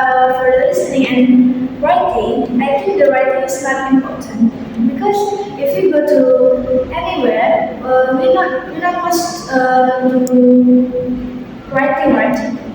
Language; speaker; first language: English; non-native, learner; Indonesian